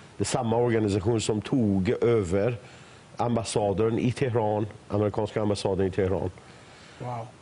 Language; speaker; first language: Swedish; non-native, fluent; Persian